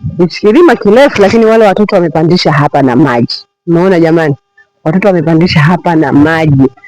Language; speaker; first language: Swahili; native; Swahili